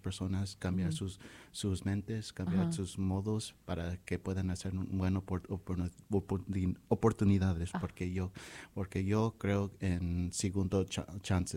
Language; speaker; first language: Spanish; early bilingual, heritage; Spanish